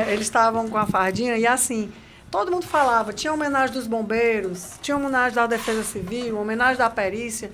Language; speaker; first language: Portuguese; native; Portuguese